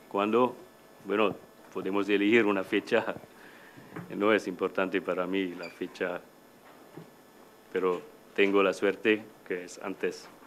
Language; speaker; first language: Spanish; non-native, fluent; English